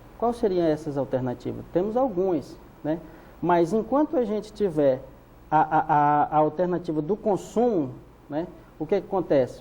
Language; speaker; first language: Portuguese; native; Portuguese